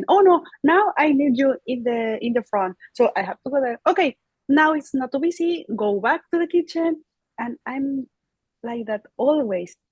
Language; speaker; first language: English; non-native, learner; Spanish